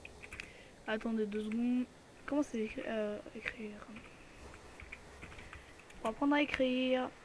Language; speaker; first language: French; native; French